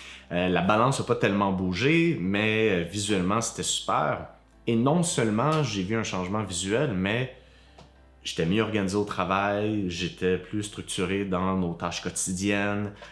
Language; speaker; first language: French; native; French